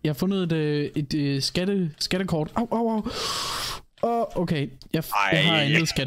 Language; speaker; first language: Danish; native; Danish